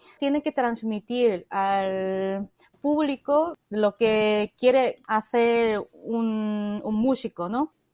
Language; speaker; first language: Spanish; non-native, fluent; Korean